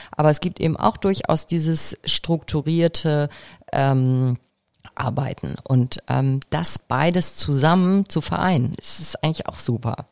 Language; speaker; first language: German; native; German